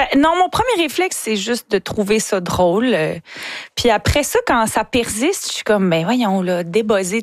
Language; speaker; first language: French; native; French